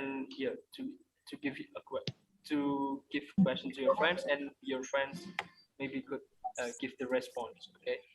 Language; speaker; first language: English; non-native, fluent; Indonesian